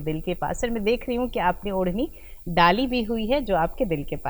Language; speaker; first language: Hindi; native; Hindi